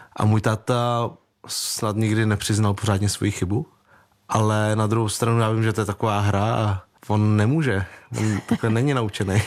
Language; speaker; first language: Czech; early bilingual, other home language; Vietnamese